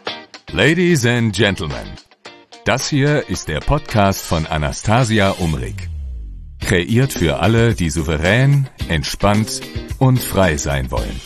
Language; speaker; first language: German; native; German